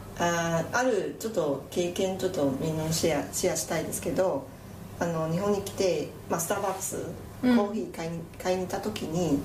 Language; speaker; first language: Japanese; non-native, fluent; Chinese